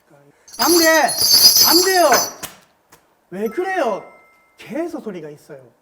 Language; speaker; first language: Korean; non-native, learner; Japanese